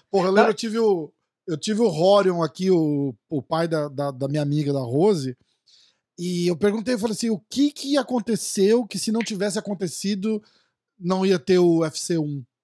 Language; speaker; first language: Portuguese; native; Portuguese